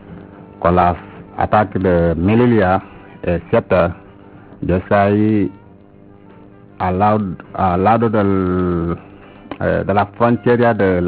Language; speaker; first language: Spanish; non-native, learner; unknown